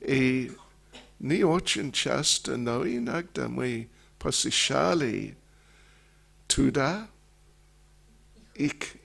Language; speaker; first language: Russian; non-native, learner; English